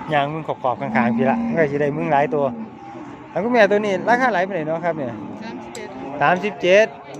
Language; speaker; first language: Thai; native; Thai